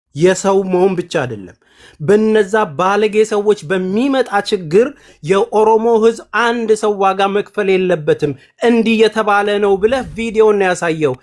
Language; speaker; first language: Amharic; non-native, local second language; Oromo